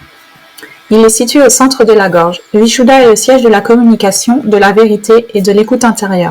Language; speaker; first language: French; native; French